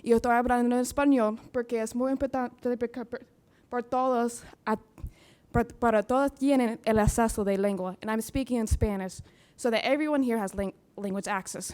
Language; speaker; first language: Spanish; non-native, learner; English